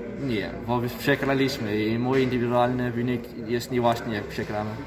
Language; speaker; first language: Polish; non-native, learner; Danish